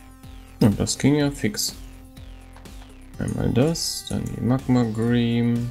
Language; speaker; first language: German; native; German